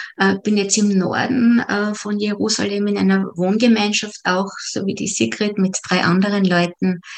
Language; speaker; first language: German; native; German